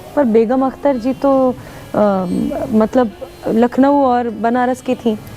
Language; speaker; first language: Hindi; native; Hindi